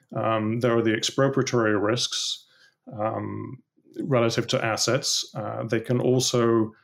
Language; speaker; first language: English; native; English